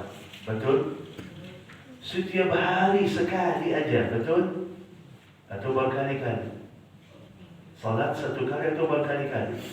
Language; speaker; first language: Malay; non-native, fluent; Arabic